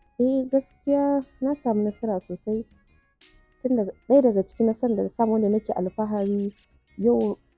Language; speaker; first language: Hausa; native; Hausa